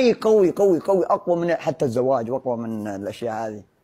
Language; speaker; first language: Arabic; native; Arabic